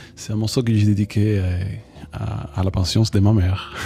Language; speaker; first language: French; non-native, fluent; Spanish